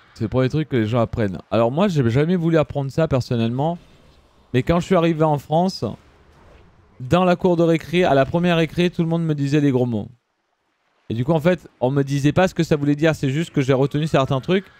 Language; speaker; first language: French; early bilingual, other home language; Italian